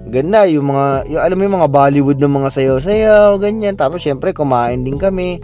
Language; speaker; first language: Filipino; native; Filipino